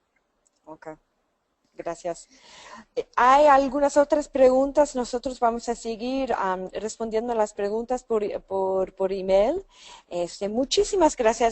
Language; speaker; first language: Spanish; non-native, fluent; English